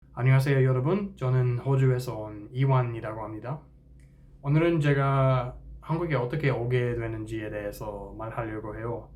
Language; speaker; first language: Korean; non-native, fluent; English